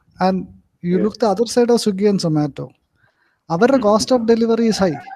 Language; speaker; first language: English; non-native, local second language; Malayalam